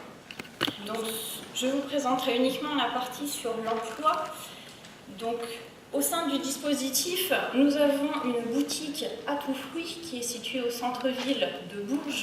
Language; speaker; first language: French; native; French